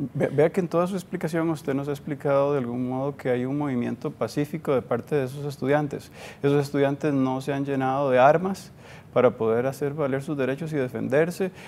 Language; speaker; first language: Spanish; native; Spanish